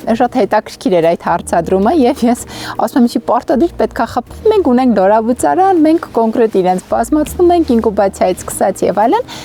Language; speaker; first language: Armenian; native; Armenian